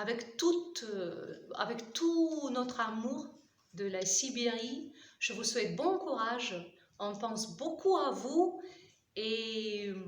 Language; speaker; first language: French; non-native, fluent; Russian